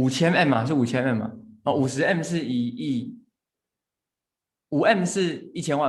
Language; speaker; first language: Chinese; native; Chinese